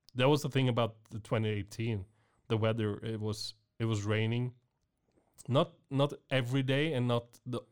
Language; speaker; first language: English; non-native, fluent; Norwegian